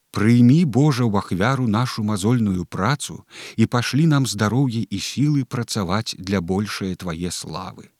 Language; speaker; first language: Belarusian; native; Belarusian